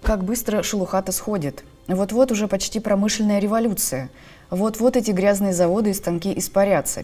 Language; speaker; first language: Russian; native; Russian